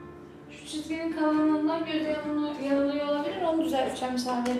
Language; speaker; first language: Turkish; native; Turkish